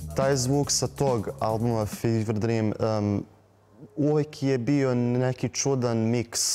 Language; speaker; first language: Serbian; native; Serbian